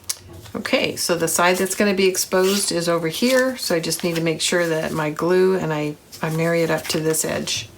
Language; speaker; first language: English; native; English